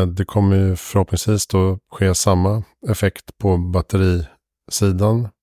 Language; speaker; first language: Swedish; native; Swedish